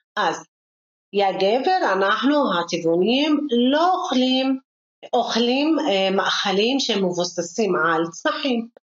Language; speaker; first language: Hebrew; non-native, local second language; Arabic